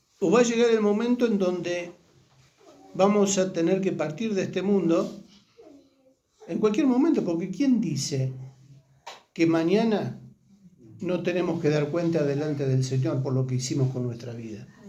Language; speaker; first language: Spanish; native; Spanish